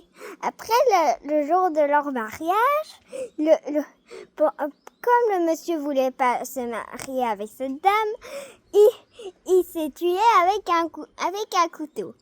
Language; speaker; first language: French; early bilingual, heritage; French